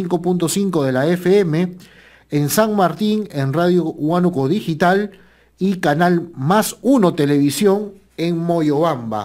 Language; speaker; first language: Spanish; native; Spanish